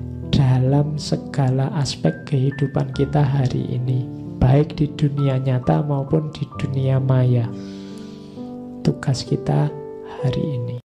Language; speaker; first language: Indonesian; non-native, local second language; Javanese